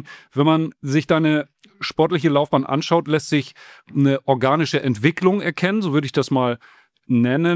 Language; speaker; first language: German; native; German